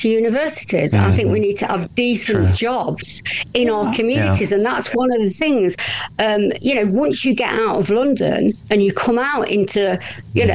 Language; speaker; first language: English; native; English